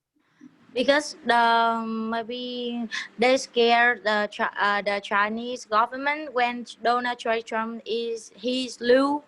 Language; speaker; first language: English; non-native, learner; Vietnamese